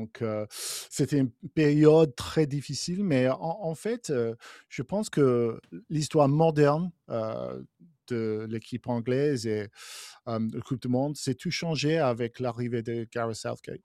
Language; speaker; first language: French; non-native, fluent; English